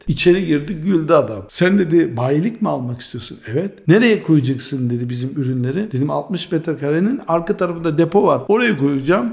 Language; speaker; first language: Turkish; early bilingual, heritage; Turkish